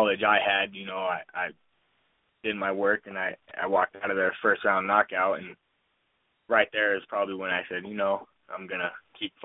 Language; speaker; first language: English; native; English